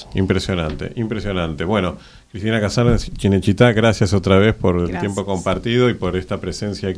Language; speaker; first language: Spanish; native; Spanish